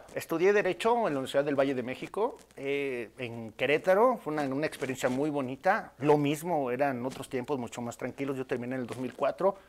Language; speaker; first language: Spanish; native; Spanish